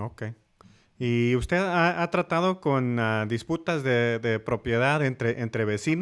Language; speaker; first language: Spanish; early bilingual, heritage; English